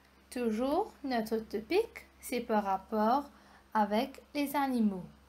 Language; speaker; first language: French; non-native, local second language; Morisyen